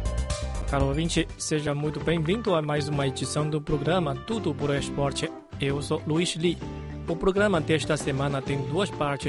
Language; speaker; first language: Portuguese; non-native, fluent; Chinese